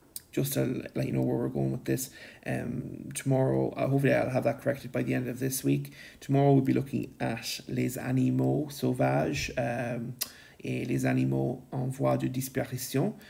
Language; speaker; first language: English; native; English